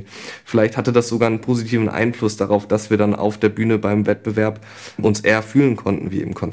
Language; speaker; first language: German; native; German